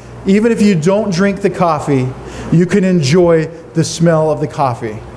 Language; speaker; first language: English; native; English